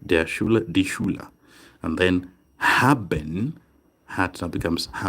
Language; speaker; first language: German; non-native, fluent; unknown